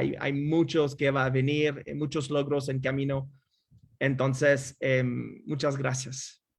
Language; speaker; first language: Spanish; non-native, fluent; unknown